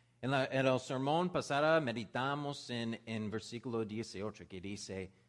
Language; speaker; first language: Spanish; non-native, learner; English